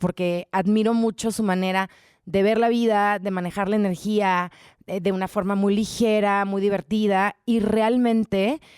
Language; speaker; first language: Spanish; native; Spanish